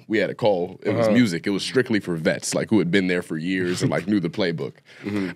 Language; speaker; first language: English; native; English